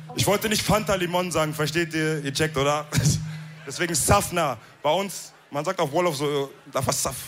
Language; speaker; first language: German; early bilingual, other home language; Wolof